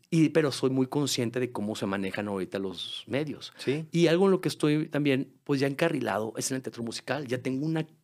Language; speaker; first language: Spanish; native; Spanish